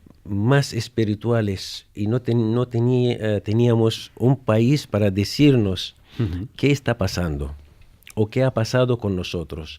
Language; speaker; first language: Spanish; non-native, fluent; Arabic